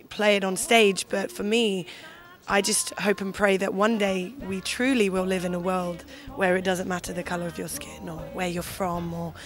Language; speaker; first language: English; native; English